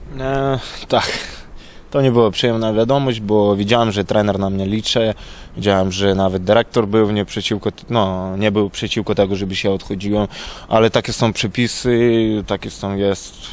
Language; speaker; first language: Polish; non-native, learner; Ukrainian